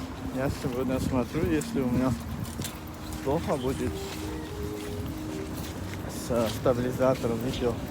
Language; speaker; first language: Russian; non-native, fluent; Tajik